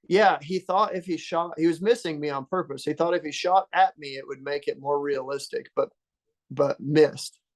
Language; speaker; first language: English; native; English